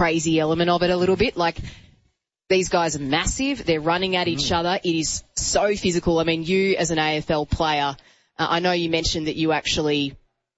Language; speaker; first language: English; native; English